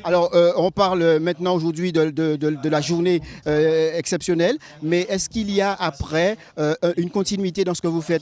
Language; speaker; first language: French; native; French